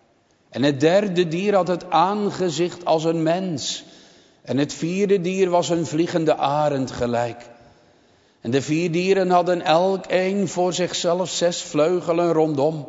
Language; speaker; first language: Dutch; native; Dutch